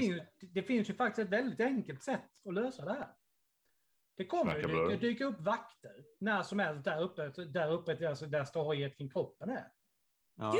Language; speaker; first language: Swedish; native; Swedish